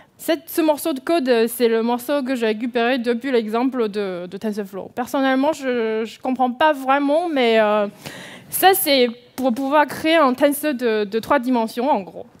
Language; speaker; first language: French; non-native, fluent; Chinese